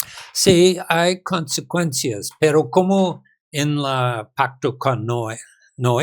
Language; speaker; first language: Spanish; non-native, learner; English